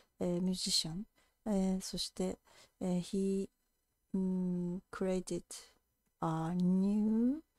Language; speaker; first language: English; non-native, fluent; Japanese